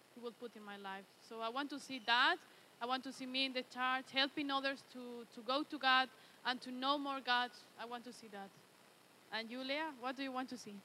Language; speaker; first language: English; early bilingual, other home language; Spanish